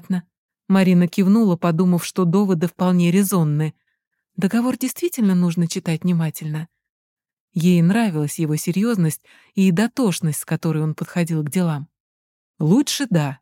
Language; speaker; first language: Russian; native; Russian